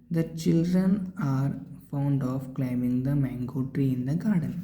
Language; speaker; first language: English; non-native, local second language; Kannada